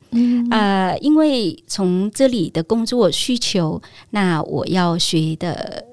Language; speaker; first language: Chinese; non-native, fluent; Vietnamese